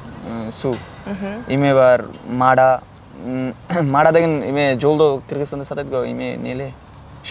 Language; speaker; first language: Kyrgyz; non-native, learner; Bangla